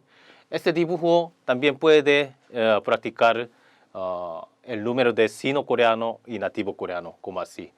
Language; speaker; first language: Spanish; non-native, learner; Korean